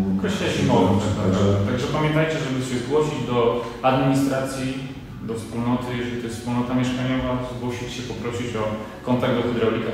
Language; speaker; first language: Polish; native; Polish